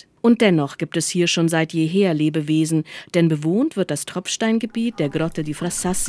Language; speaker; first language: German; native; German